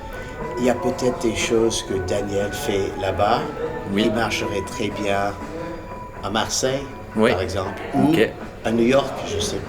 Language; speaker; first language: French; early bilingual, heritage; English